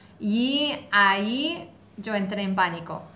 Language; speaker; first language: Spanish; native; Spanish